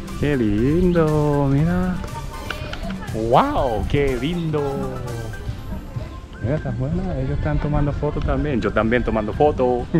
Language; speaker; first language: Spanish; non-native, learner; Japanese